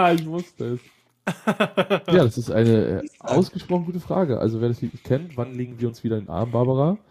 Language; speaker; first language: German; native; German